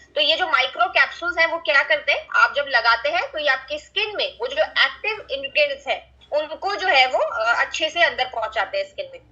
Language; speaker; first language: Hindi; native; Hindi